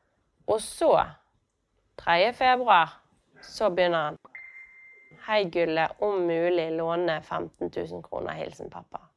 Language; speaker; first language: Norwegian; native; Norwegian